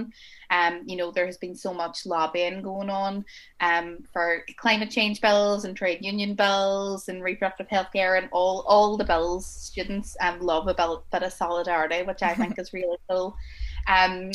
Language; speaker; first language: English; native; English